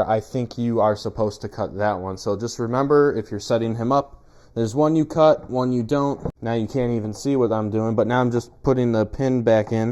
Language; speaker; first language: English; native; English